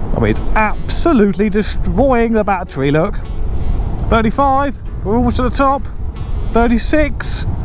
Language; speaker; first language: English; native; English